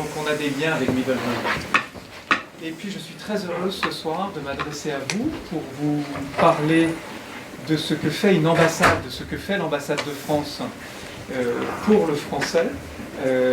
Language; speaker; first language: French; native; French